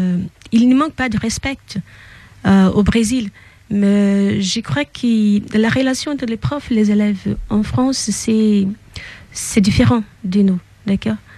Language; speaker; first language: French; non-native, fluent; Portuguese